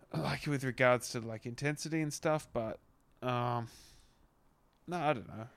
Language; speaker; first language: English; native; English